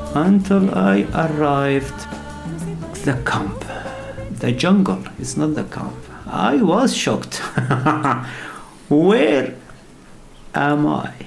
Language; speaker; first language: English; non-native, learner; Arabic